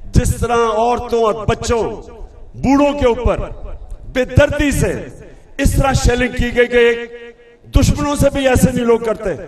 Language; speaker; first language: Urdu; native; Urdu